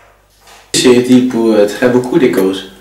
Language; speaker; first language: French; non-native, learner; Dutch